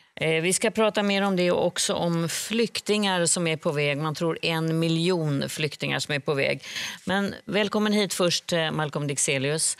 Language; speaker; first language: Swedish; native; Swedish